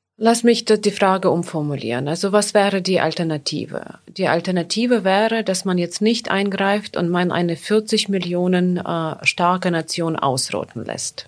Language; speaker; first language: German; non-native, fluent; Ukrainian